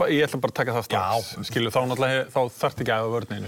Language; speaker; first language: Icelandic; native; Icelandic